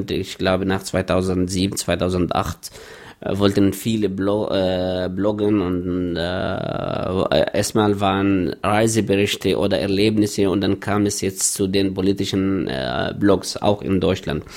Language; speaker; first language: German; non-native, fluent; Arabic